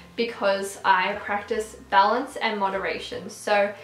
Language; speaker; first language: English; native; English